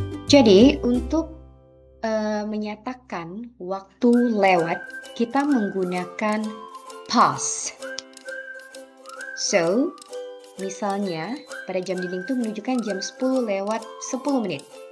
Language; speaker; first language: Indonesian; native; Indonesian